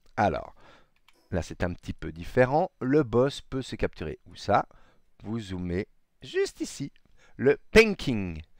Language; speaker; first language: French; native; French